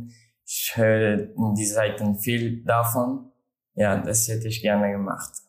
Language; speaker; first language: German; non-native, learner; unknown